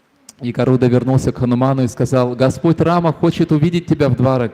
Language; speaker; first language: Russian; native; Russian